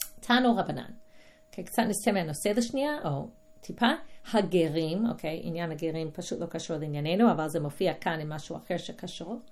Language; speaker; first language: Hebrew; non-native, fluent; English